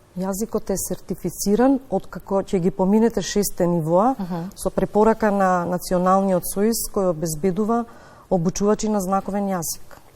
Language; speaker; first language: Macedonian; native; Macedonian